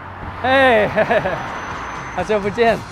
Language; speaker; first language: Chinese; non-native, fluent; English